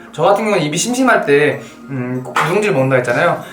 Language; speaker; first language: Korean; native; Korean